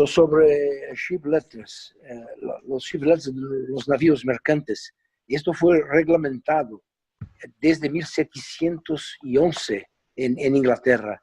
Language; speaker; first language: Spanish; non-native, fluent; Portuguese